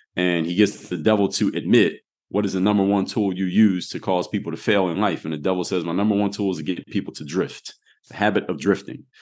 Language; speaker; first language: English; native; English